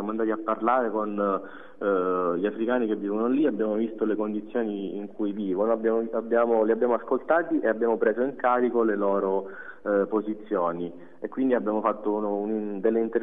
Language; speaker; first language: Italian; native; Italian